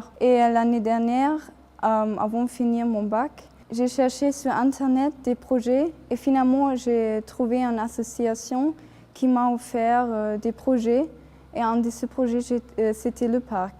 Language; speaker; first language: French; non-native, fluent; German